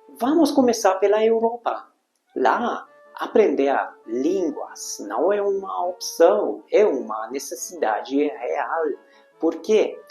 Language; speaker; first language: Portuguese; non-native, fluent; Hungarian